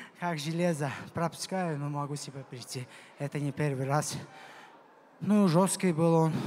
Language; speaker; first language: Russian; non-native, local second language; Azerbaijani